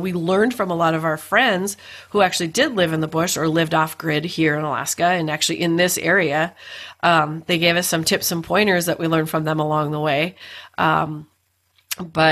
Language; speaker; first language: English; native; English